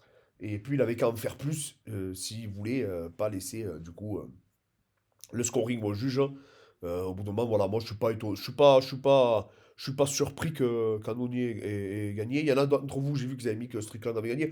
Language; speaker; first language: French; native; French